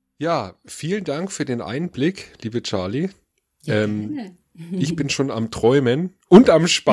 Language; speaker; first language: German; native; German